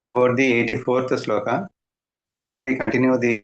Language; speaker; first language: English; non-native, local second language; Tamil